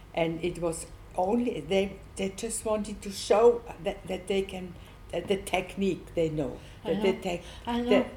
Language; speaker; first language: English; non-native, learner; Swiss German